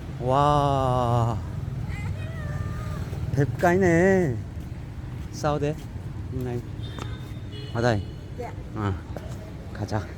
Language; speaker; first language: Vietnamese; non-native, learner; Korean